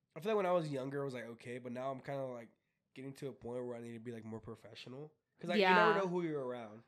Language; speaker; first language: English; native; English